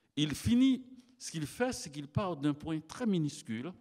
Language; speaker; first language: French; native; French